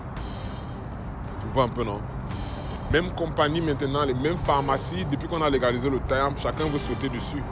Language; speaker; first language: French; native; French